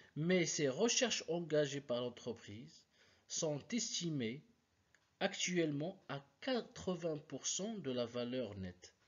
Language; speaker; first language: French; non-native, local second language; Arabic